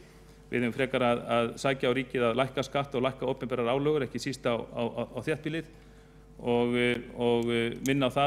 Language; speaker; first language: Icelandic; native; Icelandic